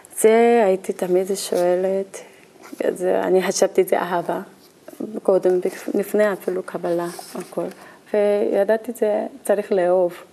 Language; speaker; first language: Hebrew; non-native, learner; Korean